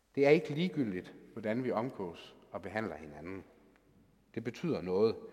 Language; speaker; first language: Danish; native; Danish